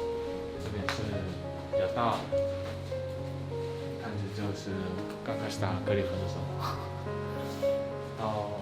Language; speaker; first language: Chinese; non-native, fluent; Korean